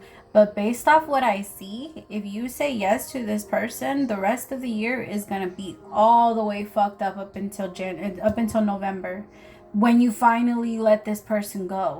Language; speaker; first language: English; native; English